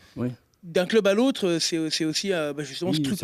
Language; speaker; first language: French; native; French